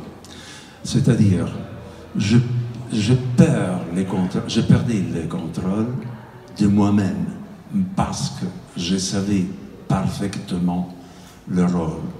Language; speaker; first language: French; non-native, fluent; Italian